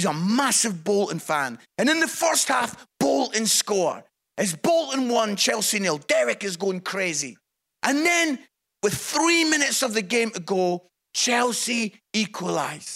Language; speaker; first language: English; native; English